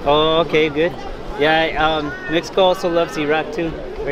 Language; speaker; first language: English; non-native, fluent; Spanish